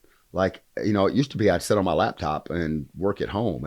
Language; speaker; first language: English; native; English